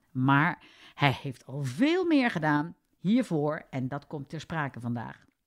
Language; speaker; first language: Dutch; native; Dutch